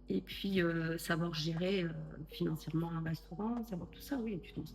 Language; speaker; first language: French; native; French